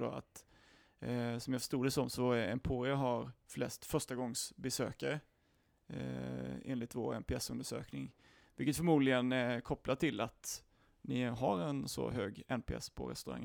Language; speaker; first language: Swedish; native; Swedish